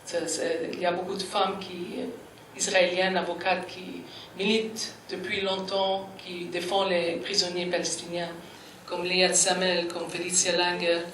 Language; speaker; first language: French; non-native, fluent; Arabic